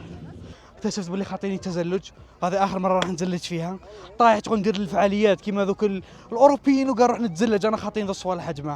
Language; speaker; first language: Arabic; native; Arabic